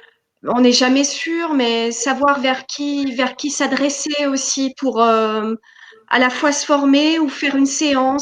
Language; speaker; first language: French; native; French